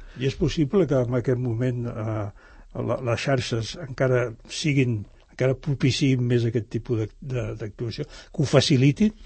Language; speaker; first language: Catalan; native; Catalan